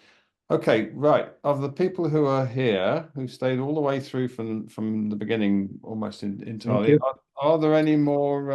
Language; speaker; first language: English; native; English